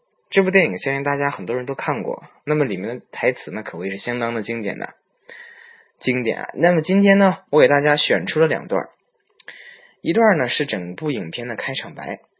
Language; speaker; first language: Chinese; native; Chinese